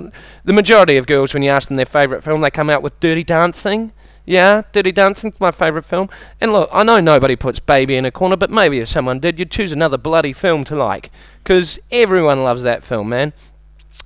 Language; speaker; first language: English; native; English